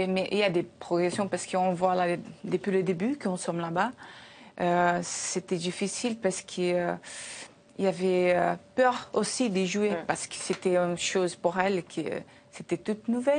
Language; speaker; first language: French; non-native, learner; Portuguese